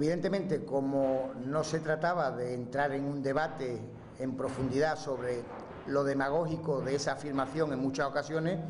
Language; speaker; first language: Spanish; native; Spanish